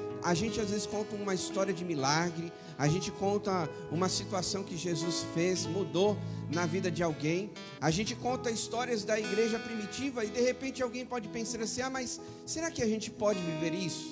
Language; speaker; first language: Portuguese; native; Portuguese